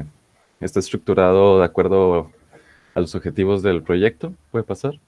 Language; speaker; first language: Spanish; native; Spanish